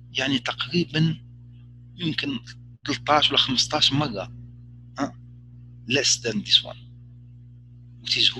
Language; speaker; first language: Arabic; native; Arabic